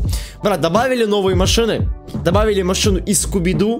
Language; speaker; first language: Russian; native; Russian